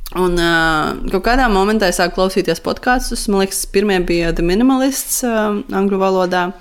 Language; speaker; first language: Latvian; non-native, local second language; Russian